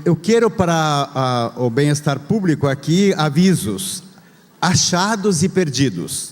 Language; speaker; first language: Portuguese; non-native, fluent; Spanish